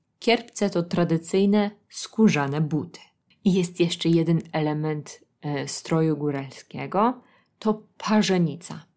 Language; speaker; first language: Polish; native; Polish